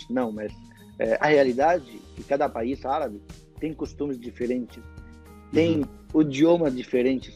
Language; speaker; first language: Portuguese; non-native, fluent; Arabic